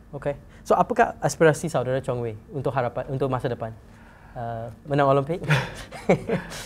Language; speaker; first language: Malay; native; Malay